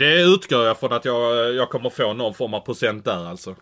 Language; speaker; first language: Swedish; native; Swedish